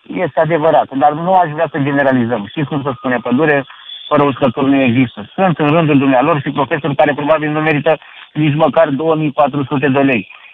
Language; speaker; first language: Romanian; native; Romanian